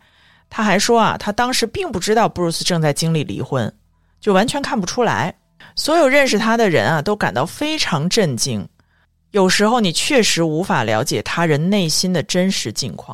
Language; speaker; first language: Chinese; native; Chinese